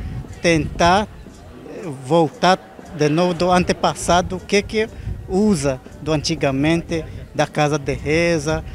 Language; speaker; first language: Portuguese; non-native, local second language; Guarani